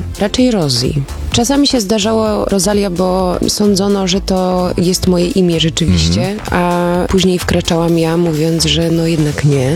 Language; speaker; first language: Polish; early bilingual, heritage; Polish